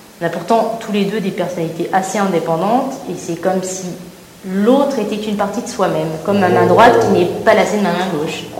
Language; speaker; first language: French; native; French